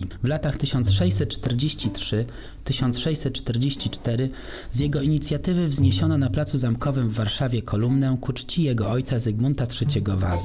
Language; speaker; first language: Polish; native; Polish